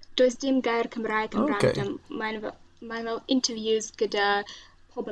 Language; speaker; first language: Welsh; non-native, learner; Russian